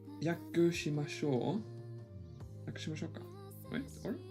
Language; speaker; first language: Japanese; non-native, learner; English